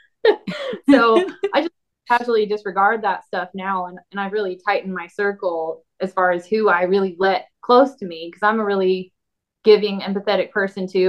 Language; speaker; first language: English; native; English